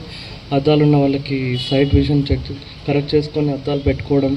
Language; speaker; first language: Telugu; native; Telugu